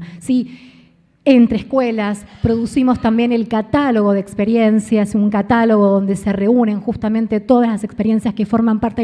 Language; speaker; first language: Spanish; native; Spanish